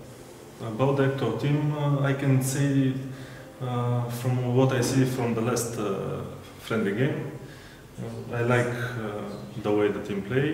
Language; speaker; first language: English; non-native, fluent; Bulgarian